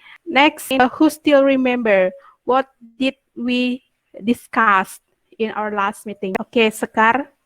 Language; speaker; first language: English; non-native, fluent; Indonesian